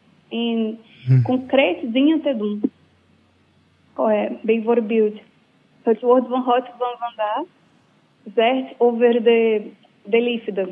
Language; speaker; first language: Dutch; non-native, learner; Portuguese